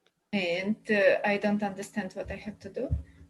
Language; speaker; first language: English; non-native, learner; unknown